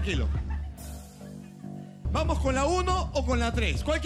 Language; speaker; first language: Spanish; native; Spanish